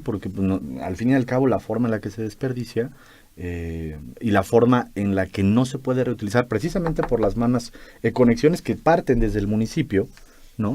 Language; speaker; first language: Spanish; native; Spanish